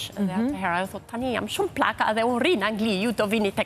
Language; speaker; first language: Albanian; non-native, fluent; English